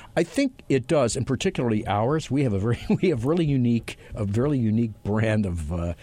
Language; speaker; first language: English; native; English